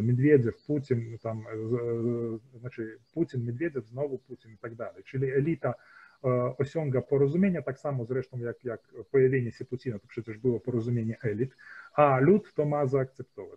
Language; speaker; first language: Polish; early bilingual, heritage; Polish